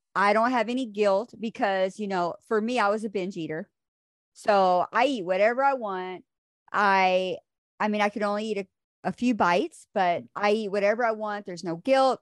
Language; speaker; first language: English; native; English